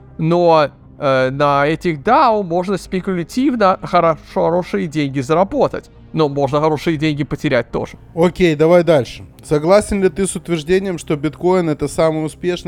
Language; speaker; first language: Russian; early bilingual, heritage; Russian